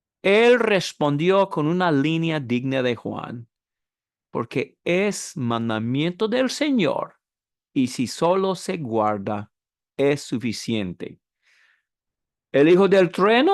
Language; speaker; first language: Spanish; non-native, fluent; English